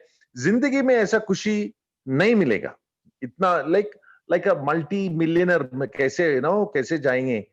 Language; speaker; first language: Hindi; non-native, learner; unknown